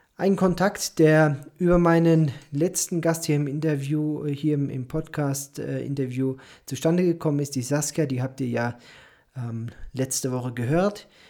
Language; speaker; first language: German; native; German